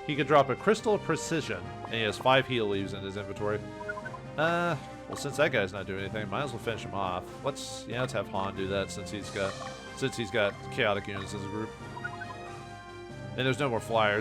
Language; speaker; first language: English; native; English